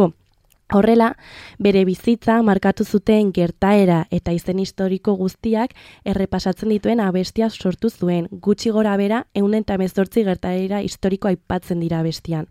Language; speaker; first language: Basque; native; Basque